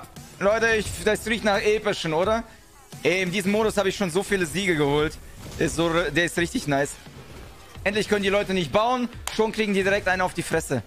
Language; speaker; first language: German; native; German